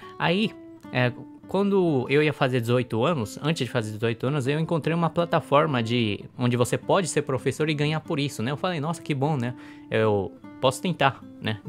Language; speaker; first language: Portuguese; early bilingual, other home language; Japanese